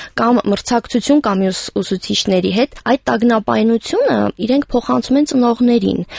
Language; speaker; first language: Armenian; native; Armenian